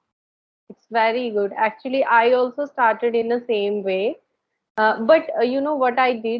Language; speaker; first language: English; non-native, learner; Hindi